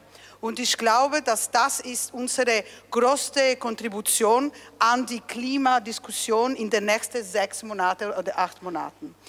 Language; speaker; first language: German; non-native, fluent; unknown